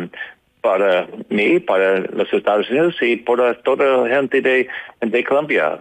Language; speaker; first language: Spanish; non-native, learner; English